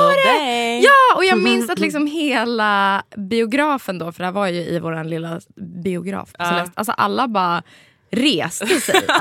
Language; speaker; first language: Swedish; native; Swedish